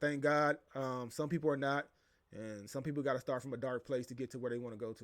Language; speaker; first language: English; native; English